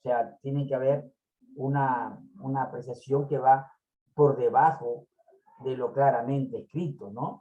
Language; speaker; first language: Spanish; native; Spanish